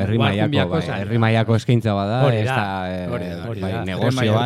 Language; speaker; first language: Basque; native; Basque